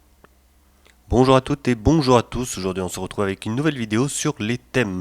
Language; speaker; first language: French; native; French